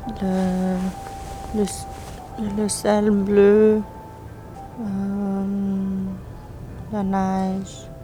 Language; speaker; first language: French; non-native, local second language; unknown